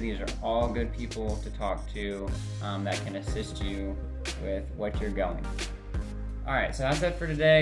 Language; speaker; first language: English; native; English